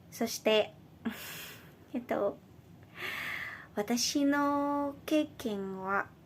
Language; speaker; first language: Japanese; non-native, learner; Indonesian